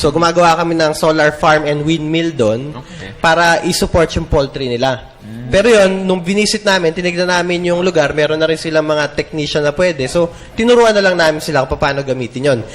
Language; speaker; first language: Filipino; native; Filipino